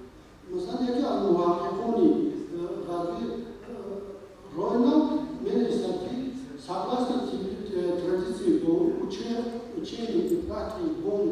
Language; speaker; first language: Russian; non-native, local second language; Tajik